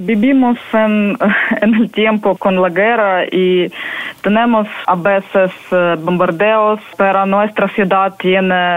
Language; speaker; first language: Spanish; non-native, learner; Ukrainian